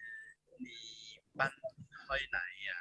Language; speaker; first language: Chinese; non-native, learner; Indonesian